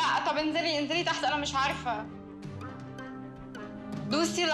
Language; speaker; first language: Arabic; native; Arabic